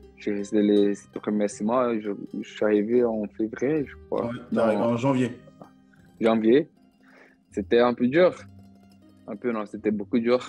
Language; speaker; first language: French; non-native, learner; Portuguese